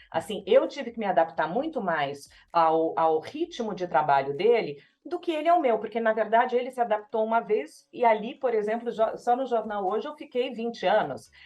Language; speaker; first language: Portuguese; native; Portuguese